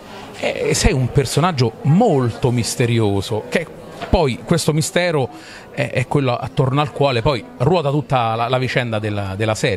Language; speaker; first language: Italian; native; Italian